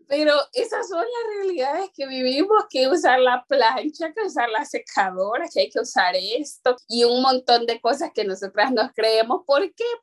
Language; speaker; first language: Spanish; non-native, local second language; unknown